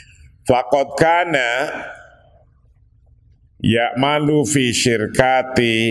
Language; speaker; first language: Arabic; non-native, fluent; Indonesian